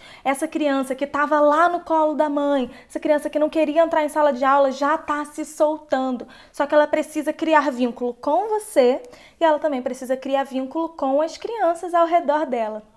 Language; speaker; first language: Portuguese; native; Portuguese